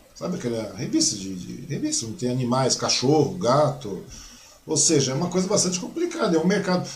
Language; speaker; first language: Portuguese; early bilingual, other home language; Chinese